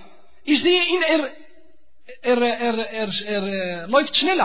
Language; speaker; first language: German; non-native, fluent; Arabic